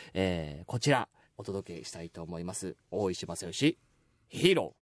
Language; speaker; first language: Japanese; native; Japanese